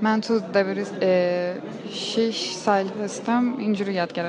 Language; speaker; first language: Persian; non-native, learner; Turkish